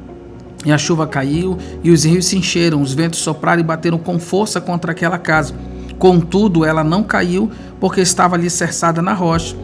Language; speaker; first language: Portuguese; native; Portuguese